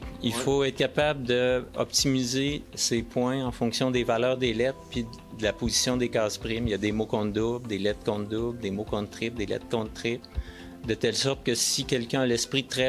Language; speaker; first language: French; native; French